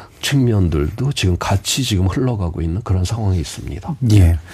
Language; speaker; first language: Korean; native; Korean